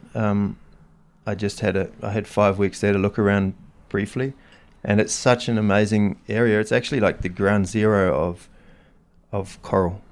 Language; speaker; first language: English; native; English